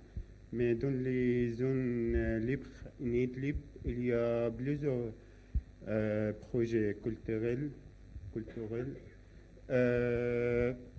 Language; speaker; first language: French; non-native, learner; Arabic